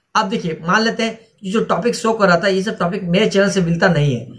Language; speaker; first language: Hindi; native; Hindi